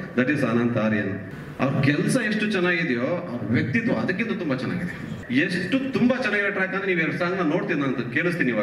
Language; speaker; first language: Kannada; native; Kannada